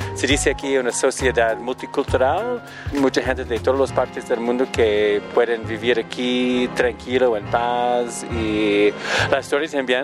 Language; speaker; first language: Spanish; non-native, learner; English